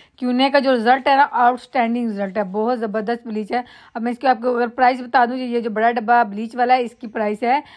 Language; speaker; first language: Urdu; non-native, local second language; Punjabi